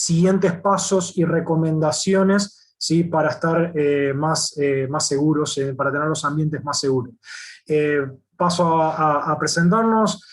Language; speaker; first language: Spanish; native; Spanish